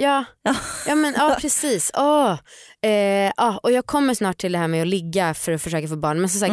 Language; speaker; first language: Swedish; native; Swedish